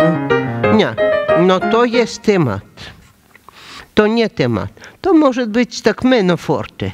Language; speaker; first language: Polish; non-native, learner; Russian